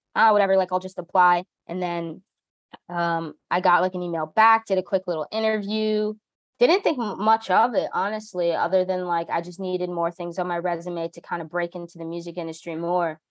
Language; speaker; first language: English; native; English